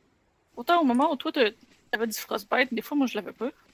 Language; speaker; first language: French; native; French